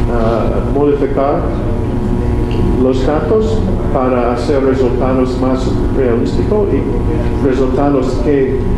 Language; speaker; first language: Spanish; non-native, learner; English